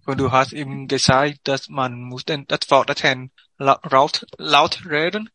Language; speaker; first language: German; non-native, learner; Vietnamese